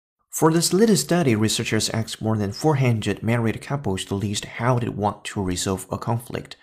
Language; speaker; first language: English; non-native, fluent; Chinese